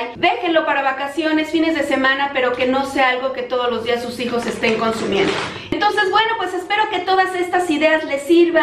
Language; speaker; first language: Spanish; native; Spanish